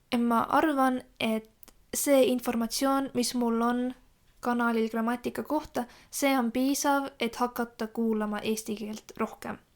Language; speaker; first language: Estonian; native; Estonian